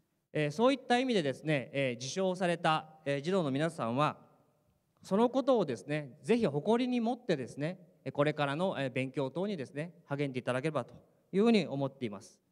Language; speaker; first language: Japanese; native; Japanese